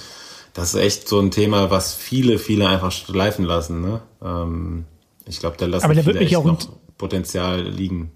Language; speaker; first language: German; native; German